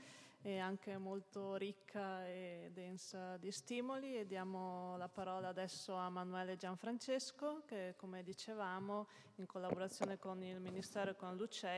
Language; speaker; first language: Italian; native; Italian